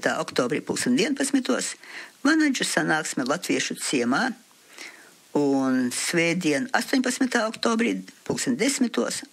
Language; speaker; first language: Latvian; early bilingual, heritage; Latvian